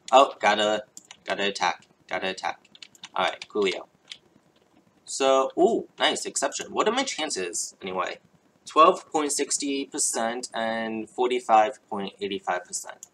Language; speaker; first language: English; native; English